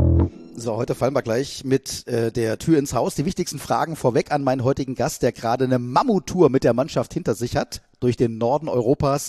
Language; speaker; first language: German; native; German